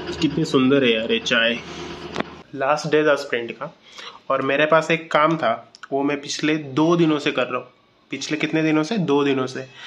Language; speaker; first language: Hindi; non-native, local second language; Marathi